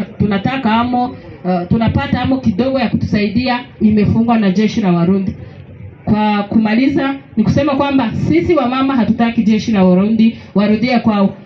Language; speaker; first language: Swahili; non-native, local second language; Kinyarwanda